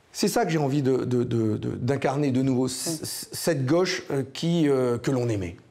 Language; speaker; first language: French; native; French